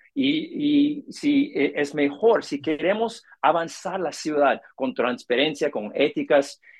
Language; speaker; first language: Spanish; non-native, learner; English